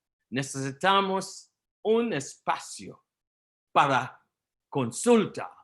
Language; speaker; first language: Spanish; non-native, learner; Portuguese